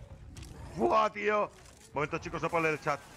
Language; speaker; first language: Spanish; native; Spanish